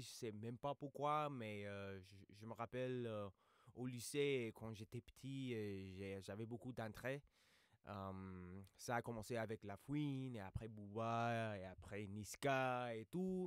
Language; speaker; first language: French; non-native, fluent; English